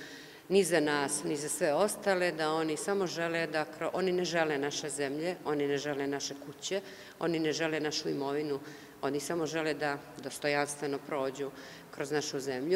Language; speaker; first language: Serbian; native; Serbian